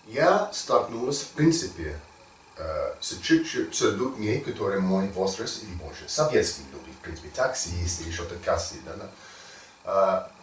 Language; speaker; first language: Russian; non-native, learner; English